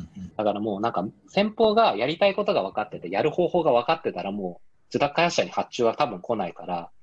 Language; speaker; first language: Japanese; non-native, fluent; Korean